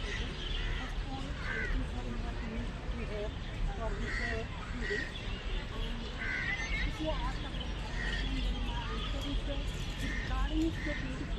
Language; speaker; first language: English; non-native, learner; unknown